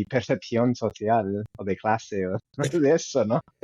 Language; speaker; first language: Spanish; non-native, fluent; English